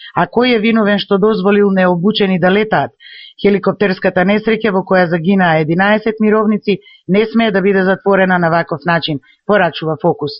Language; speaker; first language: Macedonian; native; Macedonian